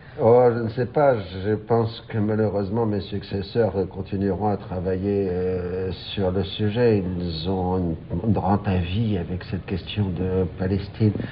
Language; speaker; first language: French; native; French